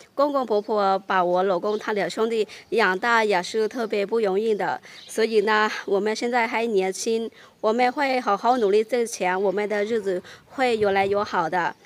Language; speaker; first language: Chinese; non-native, fluent; Lao